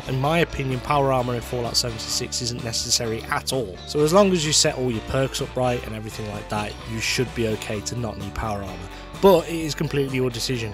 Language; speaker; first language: English; native; English